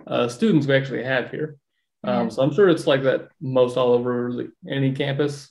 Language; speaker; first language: English; native; English